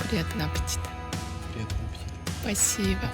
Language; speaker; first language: Russian; non-native, learner; Japanese